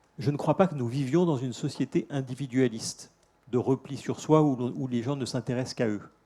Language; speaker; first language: French; native; French